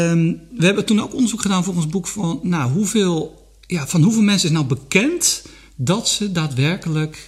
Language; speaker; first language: Dutch; native; Dutch